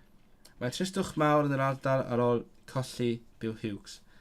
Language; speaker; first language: Welsh; non-native, learner; Cantonese